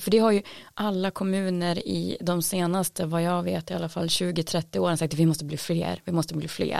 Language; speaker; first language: Swedish; native; Swedish